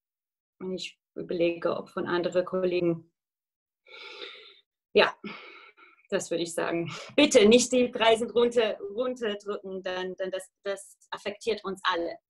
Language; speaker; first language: German; non-native, fluent; English